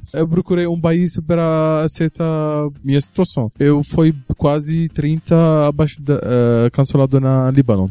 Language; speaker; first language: Portuguese; non-native, learner; Arabic